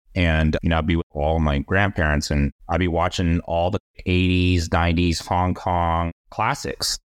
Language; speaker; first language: English; native; English